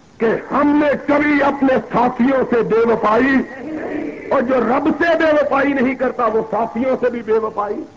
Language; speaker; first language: Urdu; non-native, local second language; Punjabi